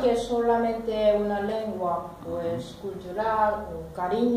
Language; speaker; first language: Spanish; non-native, learner; Korean